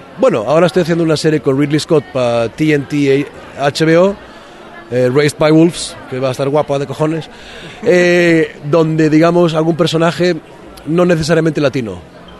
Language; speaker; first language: Spanish; early bilingual, heritage; Spanish